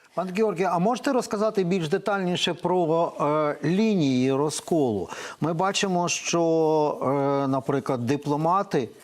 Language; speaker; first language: Ukrainian; native; Ukrainian